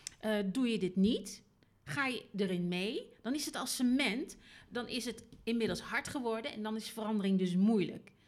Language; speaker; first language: Dutch; native; Dutch